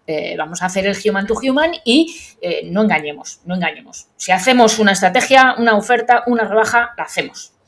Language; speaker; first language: Spanish; native; Spanish